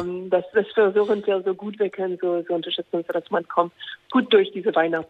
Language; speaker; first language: German; non-native, fluent; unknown